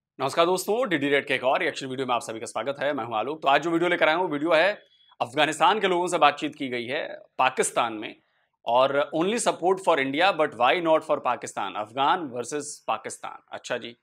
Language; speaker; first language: Hindi; native; Hindi